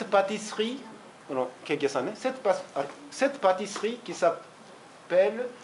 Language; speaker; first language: French; non-native, fluent; Japanese